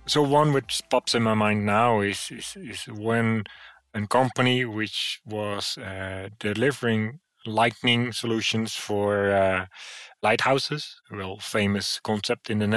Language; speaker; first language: English; non-native, fluent; Dutch